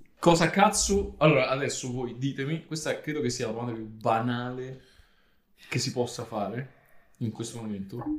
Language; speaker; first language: Italian; native; Italian